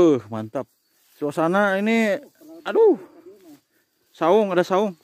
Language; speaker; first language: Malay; non-native, local second language; Sundanese